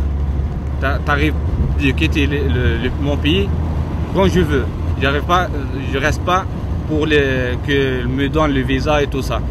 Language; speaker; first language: French; non-native, local second language; Arabic